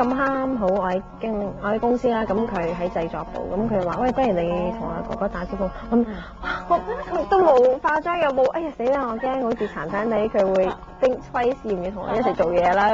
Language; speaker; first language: Cantonese; early bilingual, heritage; Cantonese